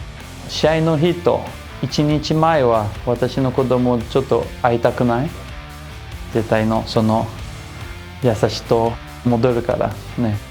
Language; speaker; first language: Japanese; non-native, learner; Portuguese